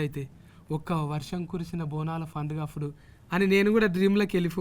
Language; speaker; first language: Telugu; native; Telugu